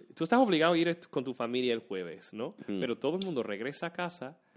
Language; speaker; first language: Spanish; non-native, fluent; English